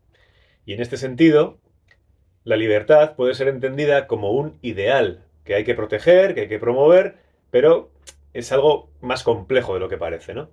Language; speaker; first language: Spanish; native; Spanish